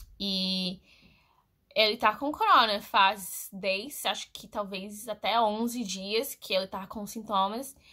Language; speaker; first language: Portuguese; non-native, fluent; English